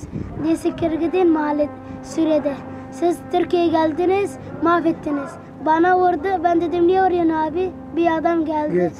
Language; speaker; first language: Turkish; non-native, learner; Arabic